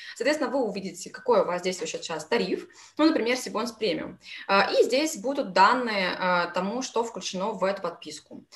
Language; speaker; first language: Russian; native; Russian